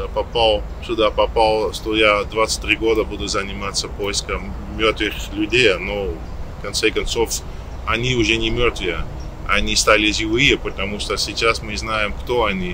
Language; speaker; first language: Russian; non-native, learner; Dutch